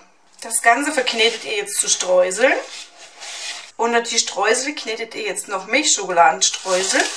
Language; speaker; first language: German; native; German